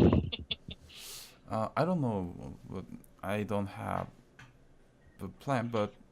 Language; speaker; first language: English; non-native, learner; Korean